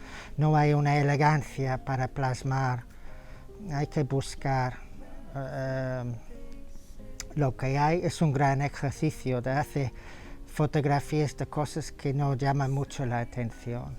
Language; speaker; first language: Spanish; non-native, fluent; English